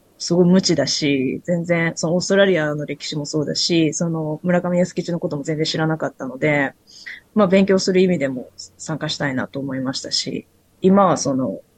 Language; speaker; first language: Japanese; native; Japanese